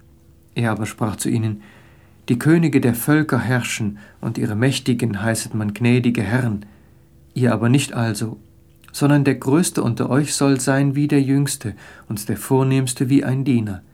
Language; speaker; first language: German; native; German